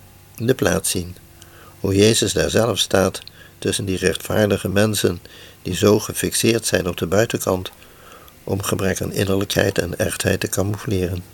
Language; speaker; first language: Dutch; native; Dutch